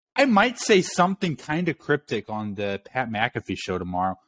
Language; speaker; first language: English; native; English